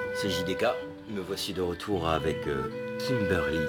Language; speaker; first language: French; non-native, fluent; English